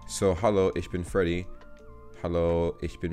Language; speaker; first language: German; non-native, learner; English